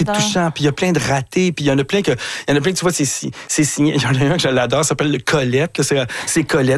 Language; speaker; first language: French; native; French